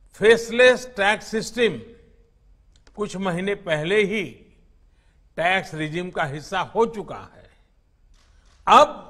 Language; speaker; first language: Hindi; non-native, local second language; Gujarati